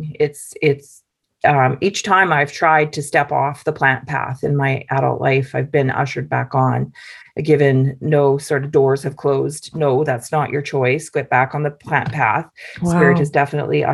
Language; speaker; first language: English; native; English